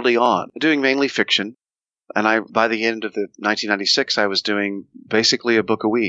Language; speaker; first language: English; native; English